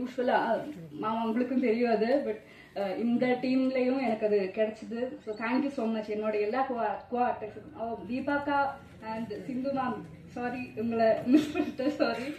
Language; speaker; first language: Tamil; non-native, fluent; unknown